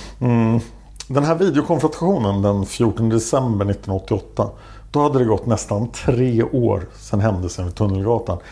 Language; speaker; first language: Swedish; native; Swedish